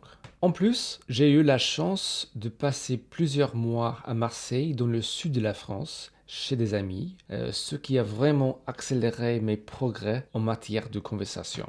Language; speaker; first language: French; non-native, fluent; English